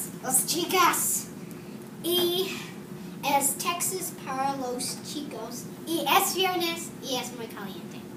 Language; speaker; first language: Spanish; non-native, learner; English